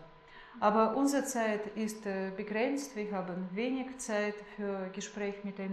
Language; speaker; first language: German; non-native, fluent; Russian